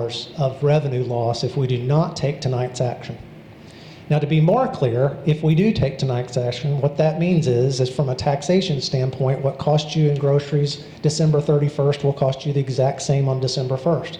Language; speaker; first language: English; native; English